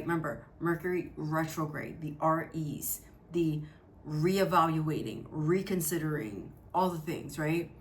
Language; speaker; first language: English; native; English